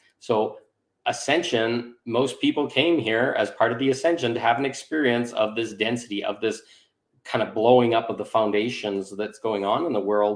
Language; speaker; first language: English; native; English